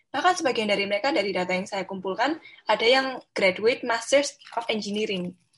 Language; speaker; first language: Indonesian; native; Indonesian